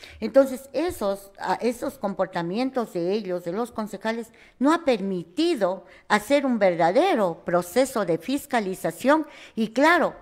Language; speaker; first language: Spanish; native; Spanish